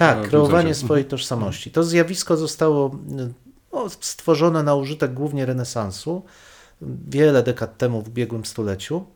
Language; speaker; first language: Polish; native; Polish